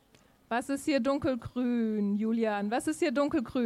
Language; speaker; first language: German; native; German